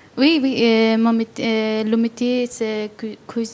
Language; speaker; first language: French; non-native, learner; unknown